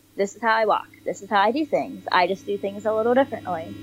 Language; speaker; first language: English; native; English